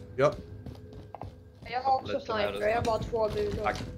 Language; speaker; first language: Swedish; early bilingual, other home language; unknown